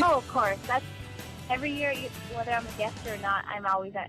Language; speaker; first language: English; native; English